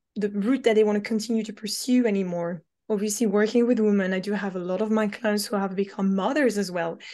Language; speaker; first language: English; non-native, fluent; French